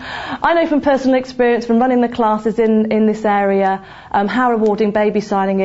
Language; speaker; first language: English; native; English